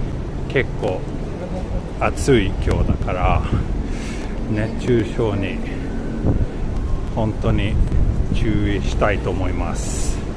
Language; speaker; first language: Japanese; non-native, learner; English